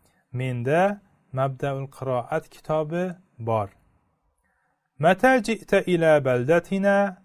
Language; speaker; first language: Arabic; non-native, fluent; Uzbek